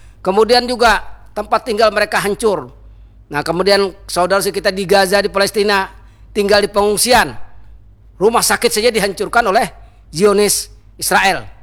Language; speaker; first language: Malay; non-native, local second language; Banjar